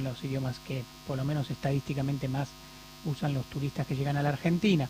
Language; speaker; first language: Spanish; native; Spanish